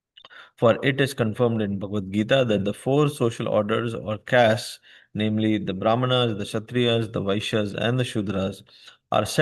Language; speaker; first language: English; non-native, local second language; Hindi